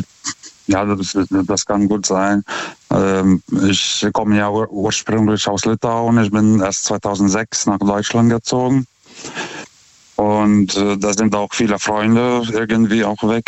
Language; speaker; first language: German; non-native, fluent; Lithuanian